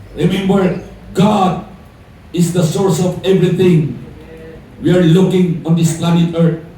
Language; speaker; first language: English; non-native, local second language; Filipino